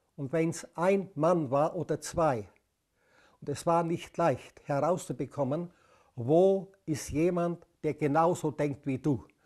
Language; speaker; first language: German; native; German